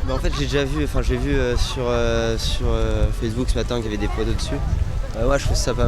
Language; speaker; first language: French; native; French